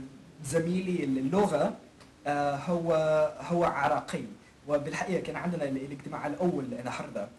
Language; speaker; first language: Arabic; non-native, fluent; English